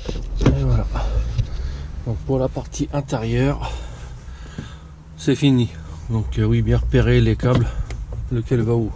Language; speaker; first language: French; native; French